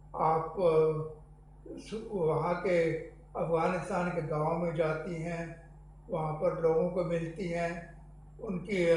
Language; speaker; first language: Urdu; non-native, fluent; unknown